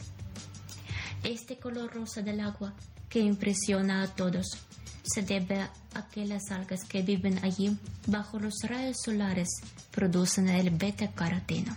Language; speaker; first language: Spanish; non-native, fluent; Ukrainian